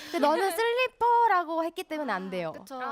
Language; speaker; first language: Korean; native; Korean